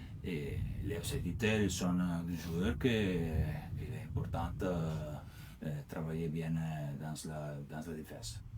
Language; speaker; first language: French; non-native, learner; Italian